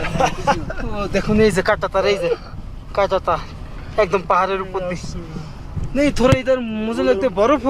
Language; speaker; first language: Hindi; non-native, learner; Bangla